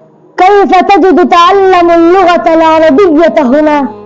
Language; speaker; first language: Arabic; non-native, learner; Urdu